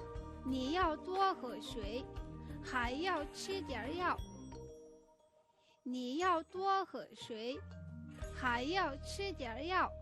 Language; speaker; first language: Chinese; non-native, fluent; Mongolian